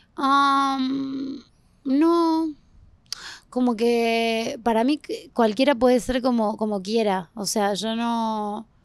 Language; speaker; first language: Spanish; native; Spanish